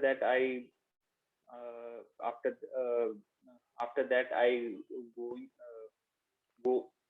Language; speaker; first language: English; non-native, learner; Hindi